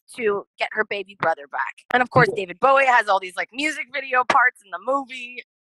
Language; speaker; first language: English; native; English